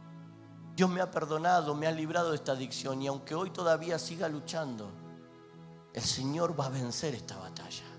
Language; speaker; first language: Spanish; native; Spanish